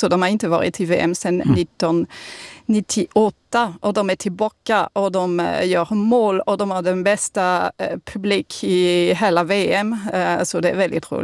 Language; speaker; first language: Swedish; non-native, fluent; French